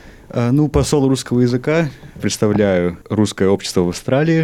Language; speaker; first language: Russian; early bilingual, heritage; Russian